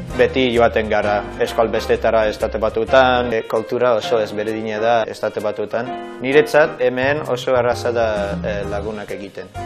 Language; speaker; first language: Basque; non-native, learner; English